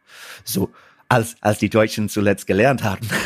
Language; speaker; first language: German; non-native, fluent; English